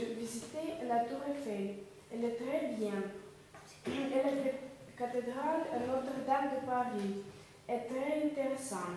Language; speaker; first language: French; non-native, learner; Russian